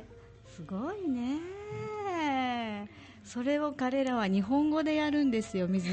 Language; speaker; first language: Japanese; native; Japanese